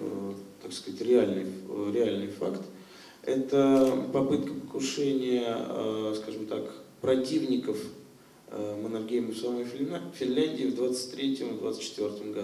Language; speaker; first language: Russian; native; Russian